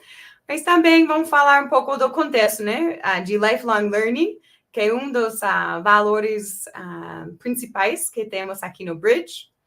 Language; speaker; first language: Portuguese; non-native, fluent; English